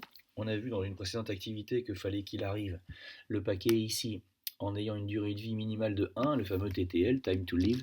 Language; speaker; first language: French; native; French